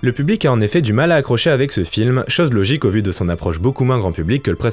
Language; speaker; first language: French; native; French